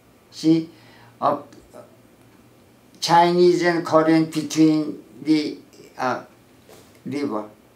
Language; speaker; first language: English; non-native, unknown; Korean